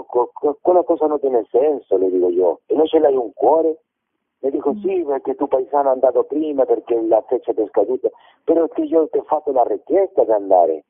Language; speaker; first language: Italian; non-native, learner; Spanish